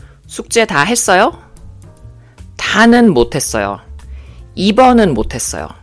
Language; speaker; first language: Korean; non-native, learner; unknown